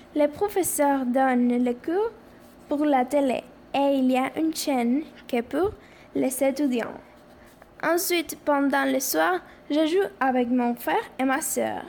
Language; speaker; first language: French; non-native, fluent; Spanish